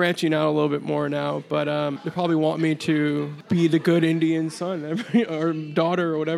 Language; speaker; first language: English; native; English